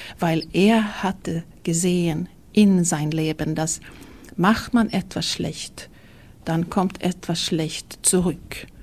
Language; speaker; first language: German; non-native, learner; Swedish